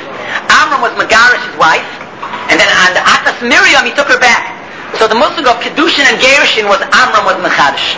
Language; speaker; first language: English; native; English